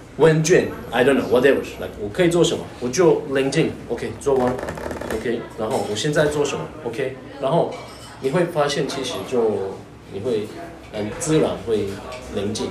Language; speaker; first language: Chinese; non-native, fluent; Turkish